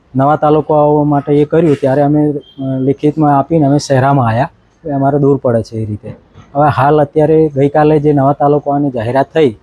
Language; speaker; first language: Gujarati; native; Gujarati